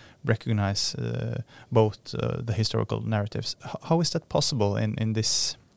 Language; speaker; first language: English; non-native, fluent; Norwegian